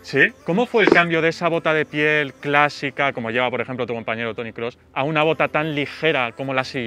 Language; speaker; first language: Spanish; native; Spanish